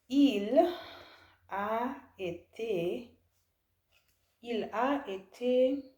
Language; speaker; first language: French; non-native, learner; English